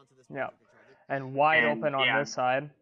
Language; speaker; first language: English; native; English